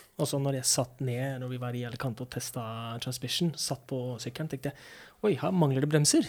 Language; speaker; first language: Norwegian; non-native, fluent; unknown